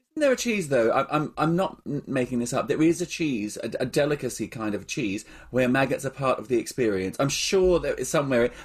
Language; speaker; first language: English; native; English